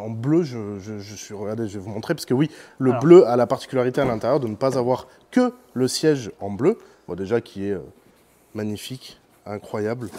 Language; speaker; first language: French; native; French